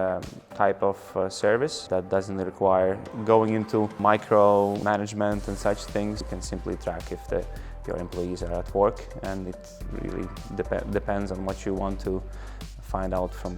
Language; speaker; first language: English; non-native, fluent; Latvian